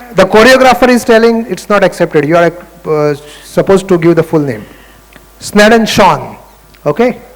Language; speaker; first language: English; non-native, local second language; Marathi